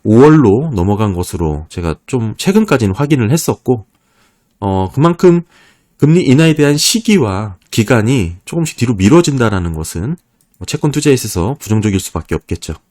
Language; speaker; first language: Korean; native; Korean